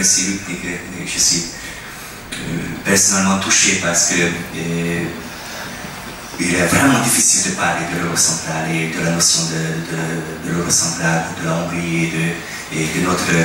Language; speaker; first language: French; non-native, fluent; Hungarian